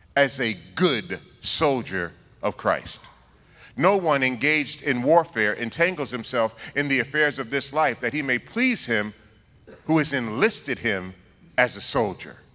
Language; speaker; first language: English; native; English